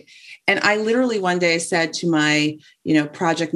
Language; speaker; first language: English; native; English